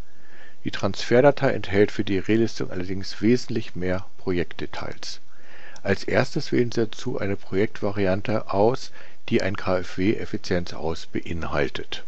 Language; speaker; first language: German; native; German